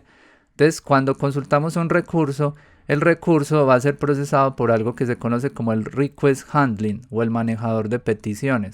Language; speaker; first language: Spanish; native; Spanish